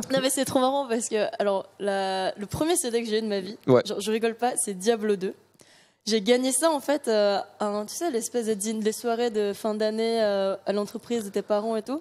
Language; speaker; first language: French; early bilingual, other home language; Korean